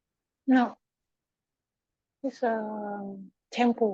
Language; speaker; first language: English; non-native, learner; Vietnamese